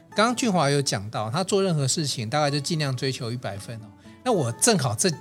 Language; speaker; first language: Chinese; native; Chinese